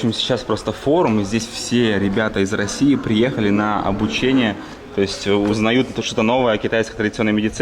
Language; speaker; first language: Russian; native; Russian